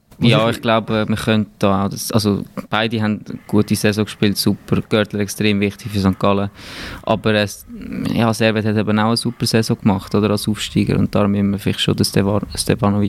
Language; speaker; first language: German; native; German